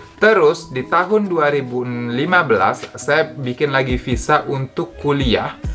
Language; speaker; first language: Indonesian; native; Indonesian